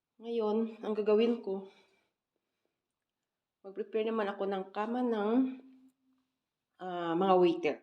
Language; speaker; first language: Filipino; non-native, local second language; Cebuano